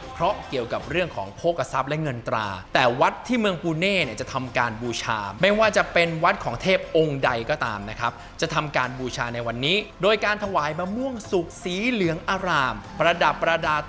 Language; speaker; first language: Thai; native; Thai